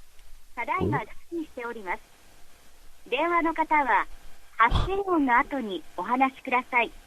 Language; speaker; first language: Japanese; native; Japanese